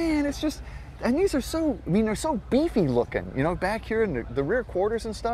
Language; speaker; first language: English; native; English